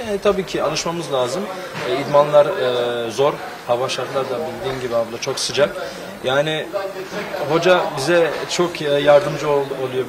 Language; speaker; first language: Turkish; early bilingual, heritage; Turkish